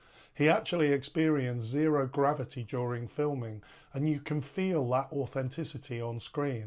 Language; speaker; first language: English; native; English